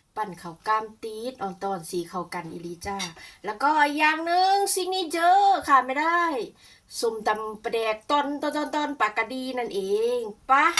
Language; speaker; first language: Thai; native; Thai